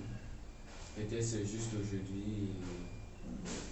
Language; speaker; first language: French; non-native, fluent; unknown